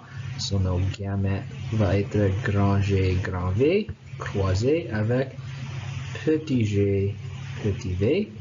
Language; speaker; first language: French; non-native, local second language; English